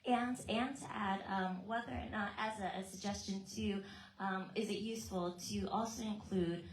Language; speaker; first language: English; early bilingual, other home language; Vietnamese